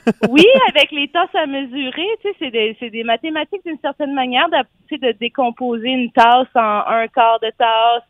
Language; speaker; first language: French; native; French